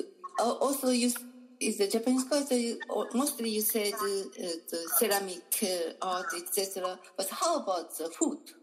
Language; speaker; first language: English; non-native, learner; Japanese